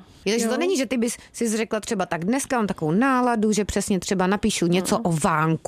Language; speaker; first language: Czech; native; Czech